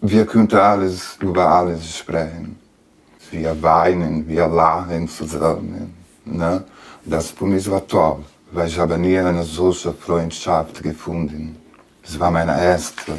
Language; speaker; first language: German; non-native, fluent; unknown